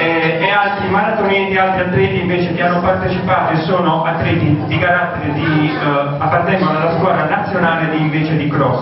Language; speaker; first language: Italian; native; Italian